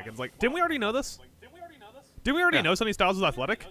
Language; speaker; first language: English; native; English